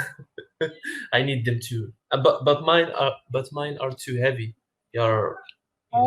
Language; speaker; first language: English; non-native, fluent; Arabic